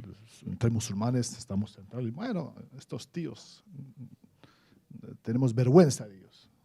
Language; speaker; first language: Spanish; non-native, fluent; Arabic